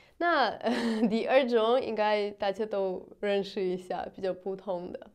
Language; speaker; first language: Chinese; non-native, fluent; Russian